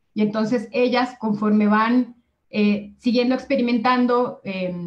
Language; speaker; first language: Spanish; native; Spanish